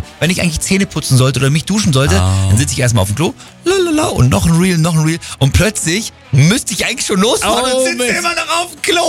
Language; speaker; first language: German; native; German